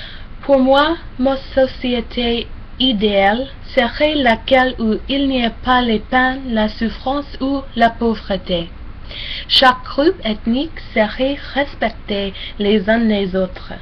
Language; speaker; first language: French; non-native, learner; English